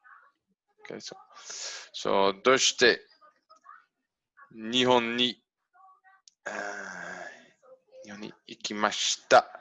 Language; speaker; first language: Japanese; non-native, learner; English